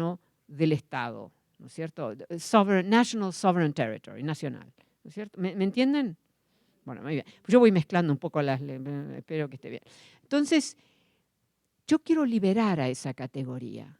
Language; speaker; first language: Spanish; non-native, fluent; Dutch